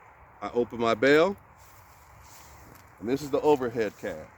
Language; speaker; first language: English; native; English